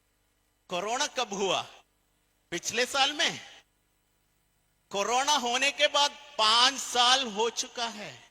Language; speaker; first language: Hindi; non-native, fluent; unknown